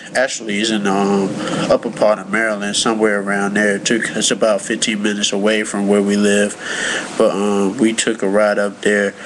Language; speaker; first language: English; native; English